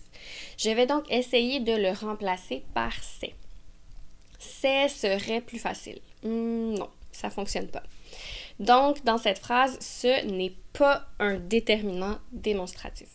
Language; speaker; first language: French; native; French